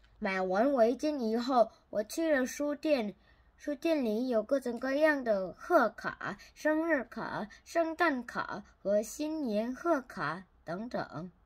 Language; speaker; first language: Chinese; non-native, learner; Korean